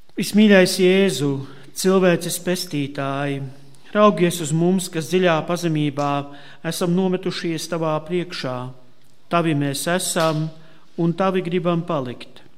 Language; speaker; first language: Latvian; native; Latvian